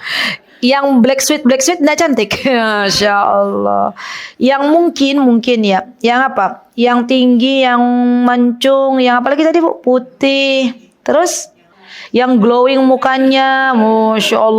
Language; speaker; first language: Indonesian; native; Indonesian